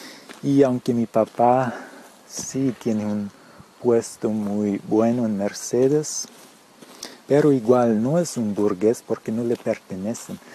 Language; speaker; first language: Spanish; early bilingual, heritage; Spanish